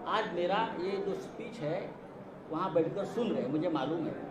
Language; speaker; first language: Hindi; non-native, local second language; Marathi